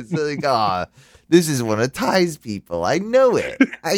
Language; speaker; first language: English; native; English